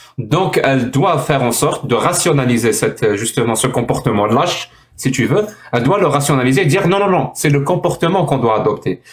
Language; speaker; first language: French; non-native, local second language; Arabic